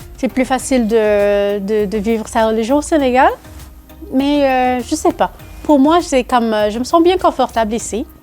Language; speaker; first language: French; non-native, local second language; Wolof